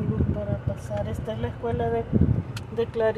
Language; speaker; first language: English; non-native, learner; Spanish